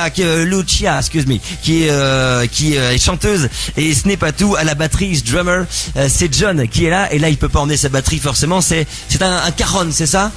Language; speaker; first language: French; native; French